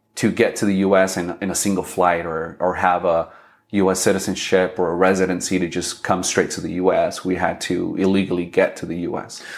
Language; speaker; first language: English; early bilingual, other home language; Spanish